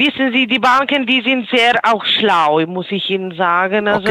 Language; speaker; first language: German; non-native, fluent; Polish